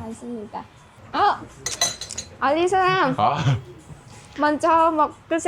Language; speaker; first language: Korean; non-native, learner; Vietnamese